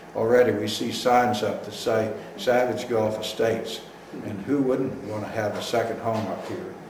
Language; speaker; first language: English; native; English